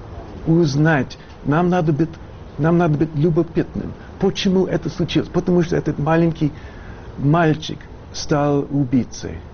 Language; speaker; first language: Russian; non-native, fluent; English